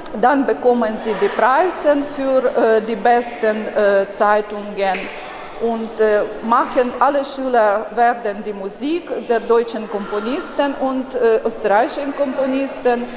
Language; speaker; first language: German; non-native, learner; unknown